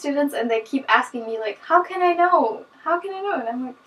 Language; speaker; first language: English; non-native, fluent; German